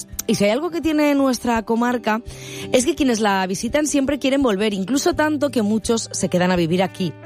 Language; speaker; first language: Spanish; native; Spanish